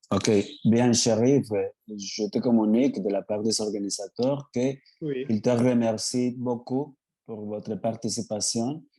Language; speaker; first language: French; non-native, fluent; Spanish